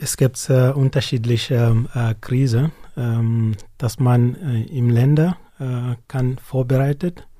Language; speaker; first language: German; non-native, learner; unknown